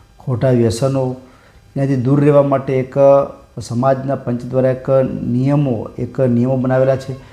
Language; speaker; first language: Gujarati; non-native, local second language; Bhili